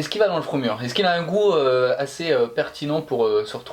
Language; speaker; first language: French; native; French